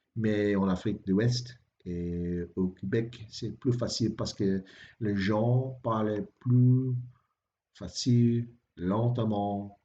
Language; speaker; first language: French; non-native, learner; English